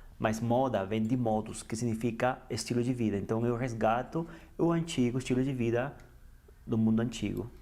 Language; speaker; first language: Portuguese; non-native, fluent; Spanish